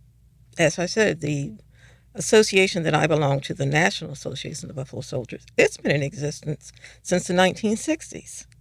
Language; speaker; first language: English; native; English